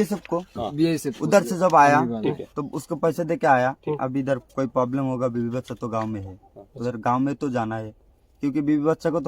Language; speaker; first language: Hindi; non-native, learner; Bangla